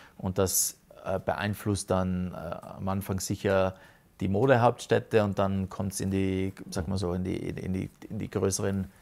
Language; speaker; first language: German; native; German